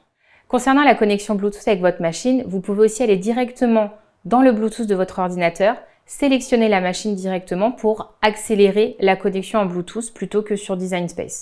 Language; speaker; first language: French; native; French